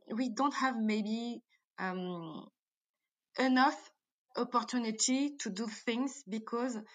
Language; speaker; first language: English; non-native, fluent; French